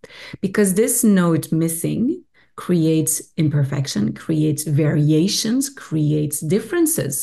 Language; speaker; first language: English; non-native, fluent; French